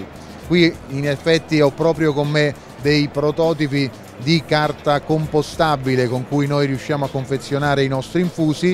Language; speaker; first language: Italian; native; Italian